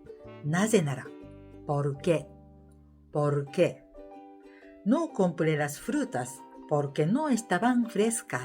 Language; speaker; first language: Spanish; non-native, fluent; Japanese